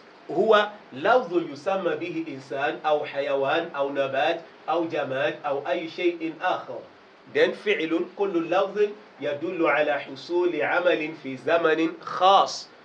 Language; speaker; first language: Arabic; non-native, fluent; Yoruba